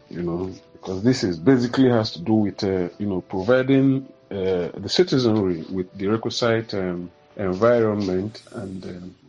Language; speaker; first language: English; non-native, local second language; Igbo